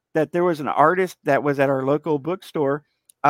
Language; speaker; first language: English; native; English